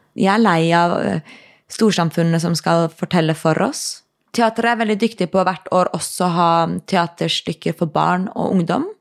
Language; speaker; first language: Norwegian; native; Norwegian